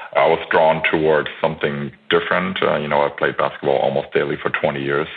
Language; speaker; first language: English; non-native, fluent; German